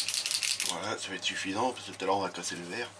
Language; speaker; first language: French; native; French